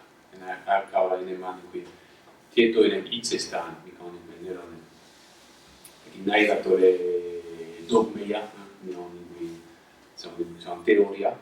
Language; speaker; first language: Finnish; non-native, fluent; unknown